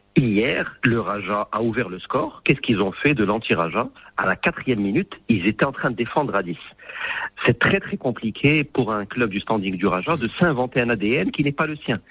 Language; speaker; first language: French; non-native, local second language; Arabic